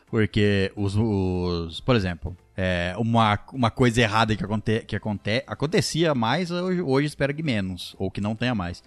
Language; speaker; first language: Portuguese; native; Portuguese